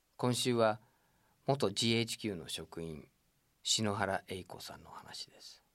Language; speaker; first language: Japanese; non-native, fluent; English